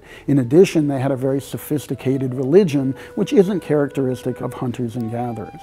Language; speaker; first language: English; native; English